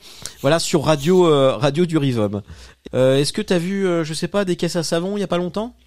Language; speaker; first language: French; native; French